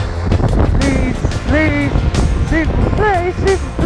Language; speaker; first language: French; non-native, learner; English